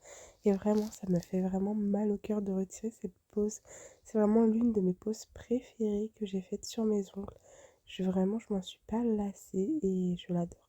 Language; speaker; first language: French; native; French